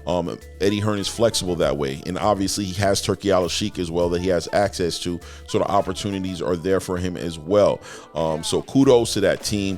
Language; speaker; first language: English; native; English